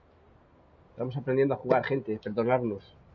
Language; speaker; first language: Spanish; native; Spanish